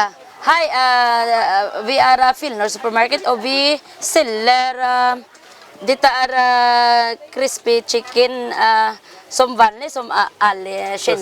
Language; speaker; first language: Norwegian; non-native, learner; Filipino